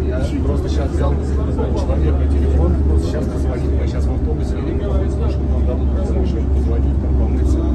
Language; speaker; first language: Russian; native; Russian